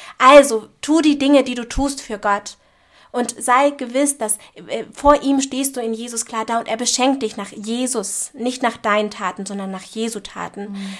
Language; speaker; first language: German; native; German